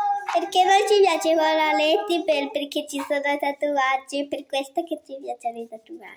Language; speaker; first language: Italian; early bilingual, other home language; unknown